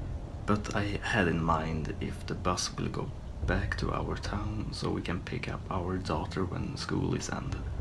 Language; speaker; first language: English; non-native, fluent; Swedish